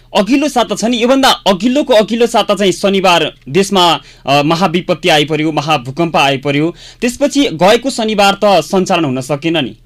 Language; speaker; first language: Nepali; native; Nepali